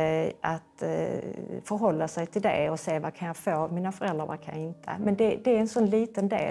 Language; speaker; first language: Swedish; native; Swedish